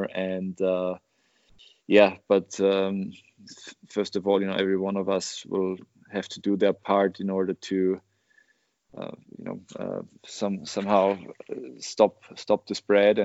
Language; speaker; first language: English; non-native, fluent; German